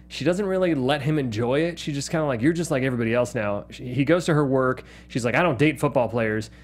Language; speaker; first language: English; native; English